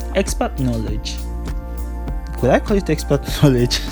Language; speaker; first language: English; non-native, local second language; Yoruba